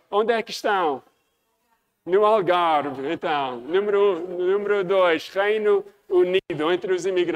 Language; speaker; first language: Portuguese; non-native, fluent; English